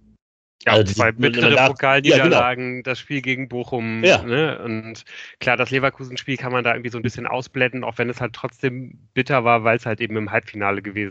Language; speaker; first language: German; native; German